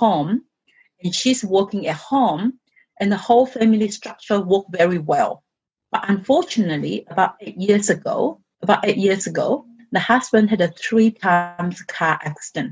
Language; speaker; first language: English; non-native, fluent; Chinese